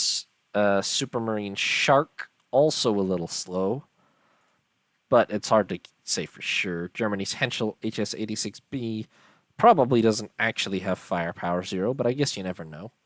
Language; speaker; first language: English; native; English